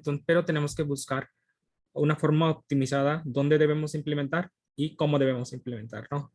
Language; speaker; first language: Spanish; non-native, fluent; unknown